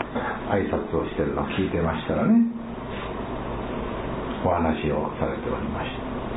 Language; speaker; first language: Japanese; native; Japanese